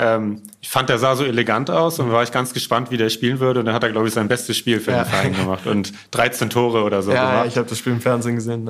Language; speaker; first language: German; native; German